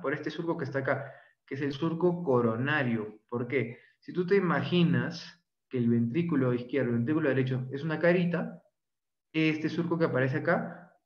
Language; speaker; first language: Spanish; native; Spanish